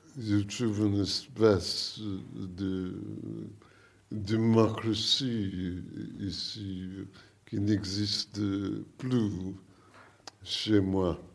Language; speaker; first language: French; non-native, learner; English